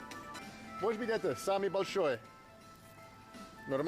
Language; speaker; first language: Russian; non-native, learner; English